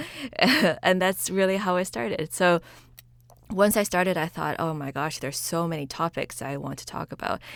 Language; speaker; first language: English; early bilingual, other home language; Chinese